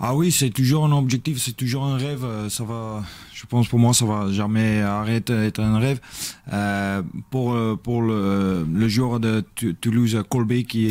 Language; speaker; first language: French; non-native, learner; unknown